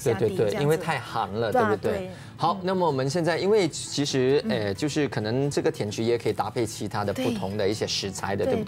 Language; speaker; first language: Chinese; native; Chinese